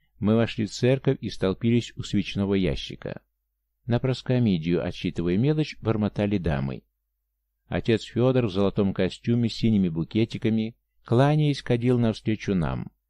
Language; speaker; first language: Russian; native; Russian